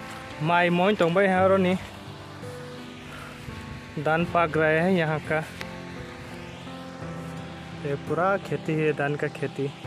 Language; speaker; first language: Hindi; non-native, local second language; Kok Borok